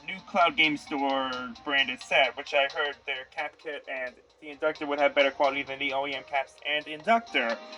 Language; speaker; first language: English; native; English